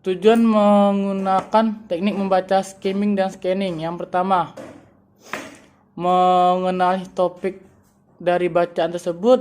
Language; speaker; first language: Indonesian; native; Indonesian